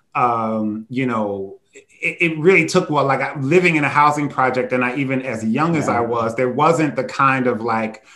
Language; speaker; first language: English; native; English